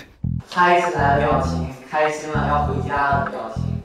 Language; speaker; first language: Chinese; native; Chinese